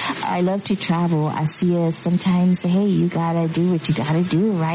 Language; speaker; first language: English; early bilingual, other home language; Spanish